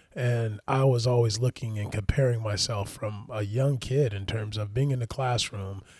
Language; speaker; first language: English; native; English